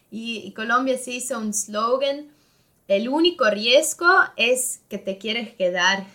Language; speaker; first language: Spanish; non-native, fluent; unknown